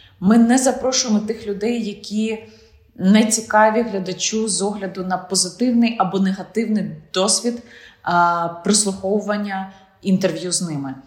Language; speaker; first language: Ukrainian; non-native, local second language; Russian